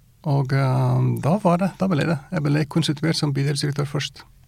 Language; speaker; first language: Norwegian; non-native, fluent; Persian